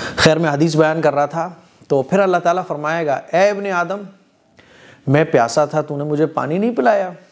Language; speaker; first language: Hindi; native; Hindi